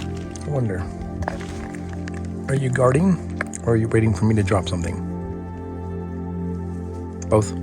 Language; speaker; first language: English; native; English